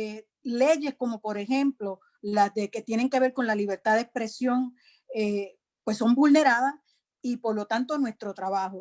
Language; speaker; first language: Spanish; native; Spanish